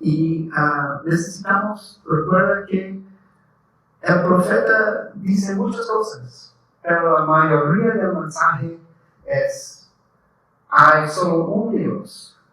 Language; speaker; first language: Spanish; non-native, learner; English